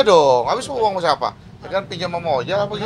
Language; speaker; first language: Indonesian; native; Indonesian